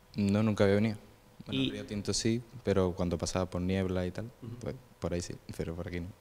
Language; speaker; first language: Spanish; native; Spanish